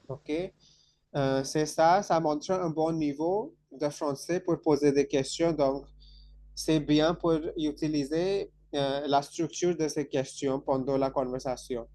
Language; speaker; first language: French; non-native, fluent; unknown